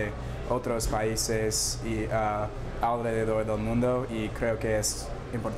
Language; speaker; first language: Spanish; non-native, learner; English